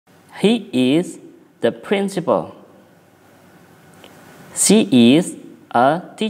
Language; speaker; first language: English; non-native, local second language; Indonesian